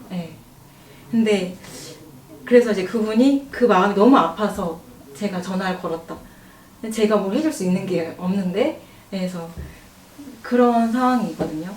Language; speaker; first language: Korean; native; Korean